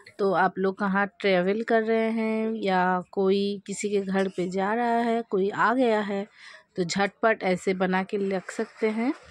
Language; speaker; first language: Hindi; non-native, local second language; Bangla